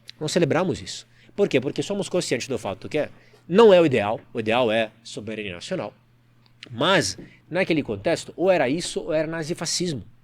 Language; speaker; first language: Portuguese; non-native, fluent; Italian